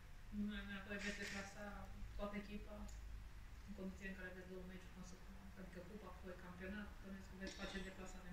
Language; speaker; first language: Romanian; native; Romanian